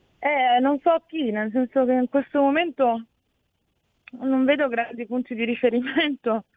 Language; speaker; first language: Italian; native; Italian